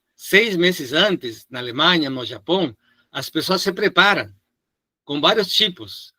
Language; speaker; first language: Portuguese; non-native, fluent; Spanish